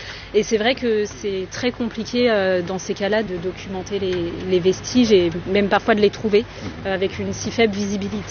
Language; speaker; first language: French; native; French